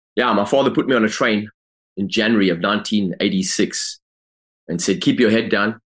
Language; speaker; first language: English; native; English